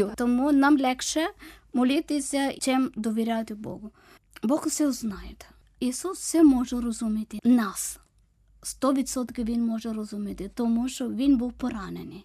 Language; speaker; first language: Ukrainian; non-native, learner; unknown